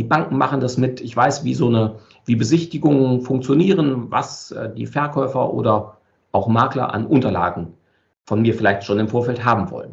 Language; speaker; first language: German; native; German